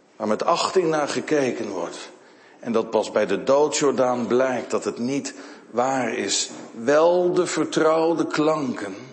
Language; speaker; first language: Dutch; native; Dutch